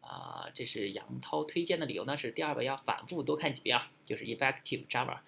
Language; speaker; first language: Chinese; native; Chinese